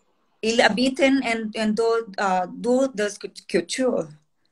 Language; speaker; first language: French; non-native, learner; Portuguese